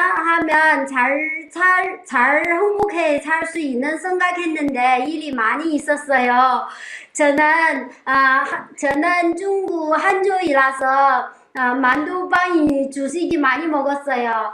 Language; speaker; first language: Korean; non-native, learner; Chinese